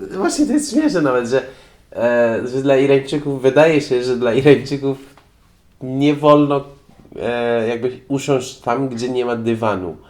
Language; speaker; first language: Polish; non-native, fluent; Persian